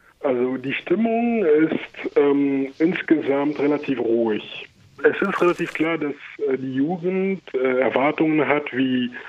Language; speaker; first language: German; non-native, fluent; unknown